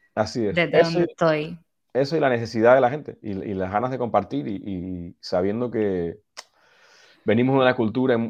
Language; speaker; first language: Spanish; early bilingual, heritage; Spanish